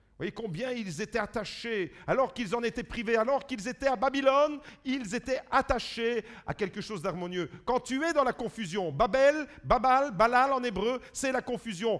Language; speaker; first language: French; early bilingual, other home language; Italian